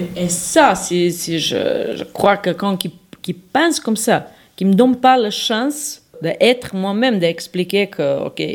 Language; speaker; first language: French; non-native, learner; Serbian